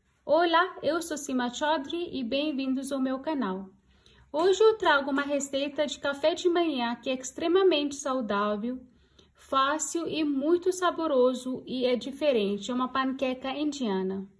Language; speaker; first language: Portuguese; non-native, fluent; Hindi